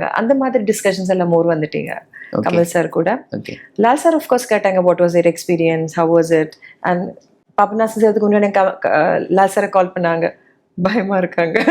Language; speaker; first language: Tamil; non-native, learner; Malayalam